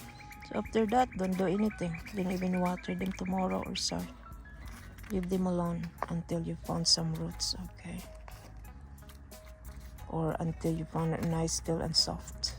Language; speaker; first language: English; non-native, fluent; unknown